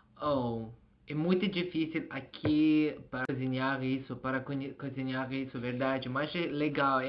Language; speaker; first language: Portuguese; non-native, learner; Azerbaijani